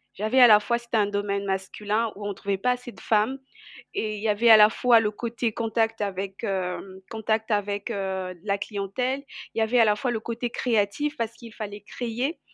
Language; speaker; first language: French; non-native, local second language; Lingala